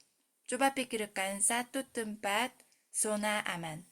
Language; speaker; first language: Indonesian; non-native, fluent; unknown